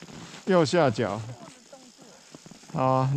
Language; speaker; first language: Chinese; native; Chinese